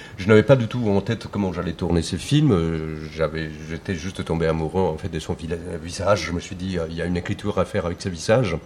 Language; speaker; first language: French; non-native, fluent; Spanish